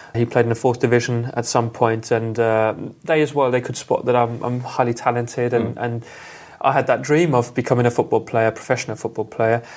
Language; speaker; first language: English; non-native, fluent; German